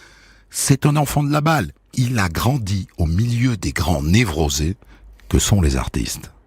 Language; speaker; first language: French; native; French